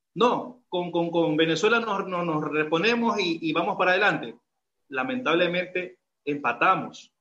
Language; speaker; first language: Spanish; native; Spanish